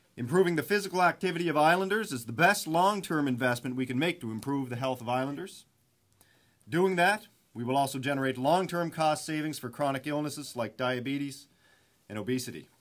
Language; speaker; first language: English; native; English